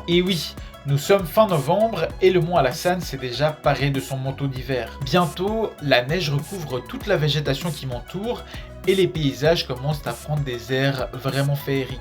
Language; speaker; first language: French; native; French